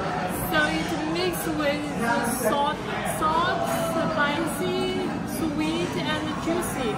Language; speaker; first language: English; non-native, learner; Chinese